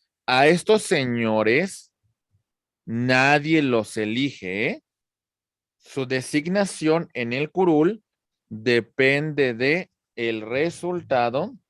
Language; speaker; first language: Spanish; native; Spanish